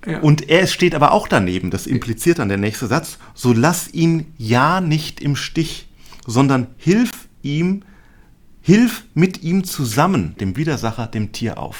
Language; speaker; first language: German; native; German